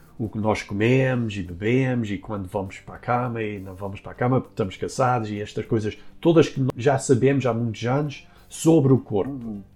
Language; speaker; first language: Portuguese; early bilingual, heritage; Portuguese